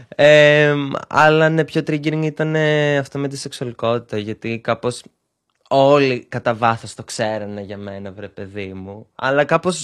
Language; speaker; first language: Greek; early bilingual, other home language; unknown